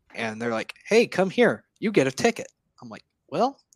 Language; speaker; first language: English; native; English